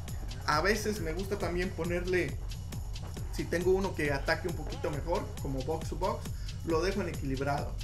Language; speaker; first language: Spanish; native; Spanish